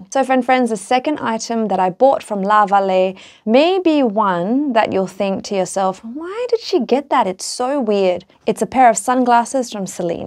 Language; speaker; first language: English; native; English